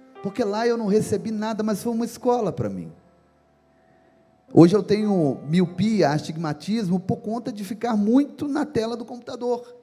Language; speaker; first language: Portuguese; native; Portuguese